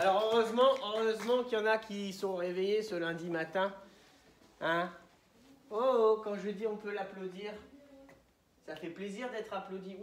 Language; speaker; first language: French; native; French